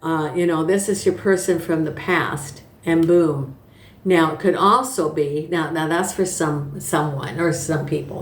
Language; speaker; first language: English; native; English